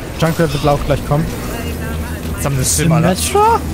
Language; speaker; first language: German; native; German